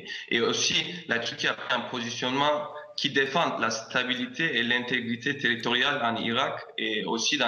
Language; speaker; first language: French; non-native, fluent; Turkish